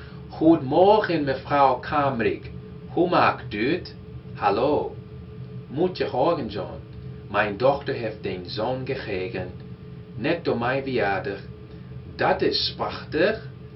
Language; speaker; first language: Dutch; non-native, learner; English